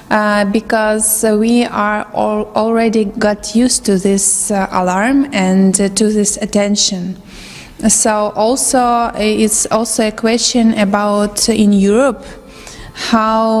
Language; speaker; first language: English; non-native, local second language; Ukrainian